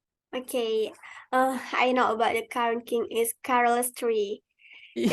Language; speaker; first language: English; non-native, learner; Indonesian